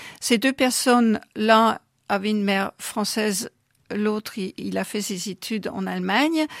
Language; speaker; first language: French; non-native, fluent; German